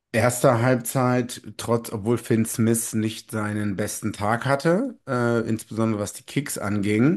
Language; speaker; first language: German; native; German